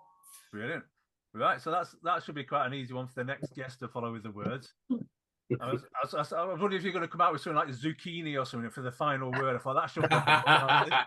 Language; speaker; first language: English; native; English